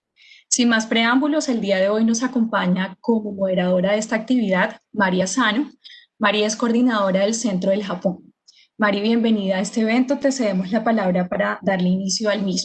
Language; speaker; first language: Spanish; native; Spanish